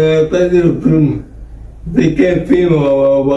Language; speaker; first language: French; non-native, learner; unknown